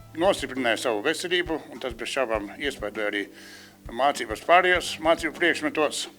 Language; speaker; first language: Latvian; native; Latvian